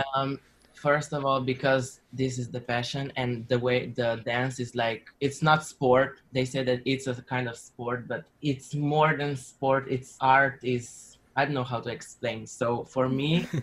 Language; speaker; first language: English; non-native, learner; Slovenian